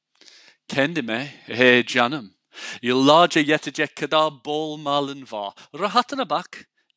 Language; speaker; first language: Turkish; non-native, fluent; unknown